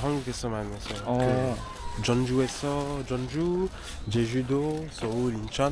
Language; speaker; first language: Korean; non-native, learner; French